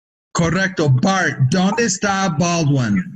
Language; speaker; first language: Spanish; non-native, fluent; English